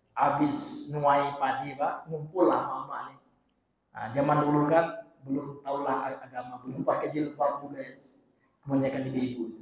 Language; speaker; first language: Indonesian; non-native, local second language; Minangkabau